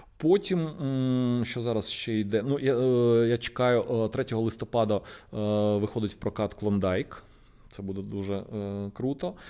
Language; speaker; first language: Ukrainian; non-native, local second language; Russian